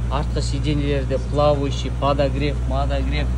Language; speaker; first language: Russian; non-native, local second language; Kazakh